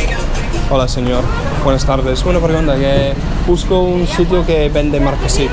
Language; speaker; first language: Spanish; non-native, fluent; English